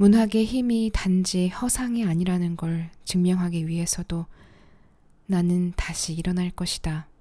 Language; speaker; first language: Korean; native; Korean